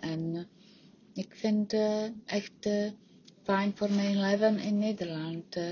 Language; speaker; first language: Dutch; non-native, learner; Czech